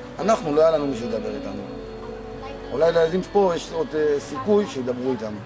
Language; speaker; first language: Hebrew; native; Hebrew